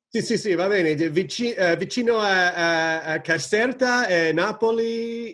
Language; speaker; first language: Italian; non-native, learner; English